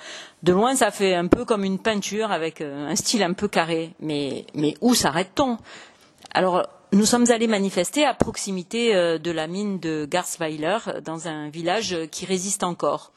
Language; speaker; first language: French; native; French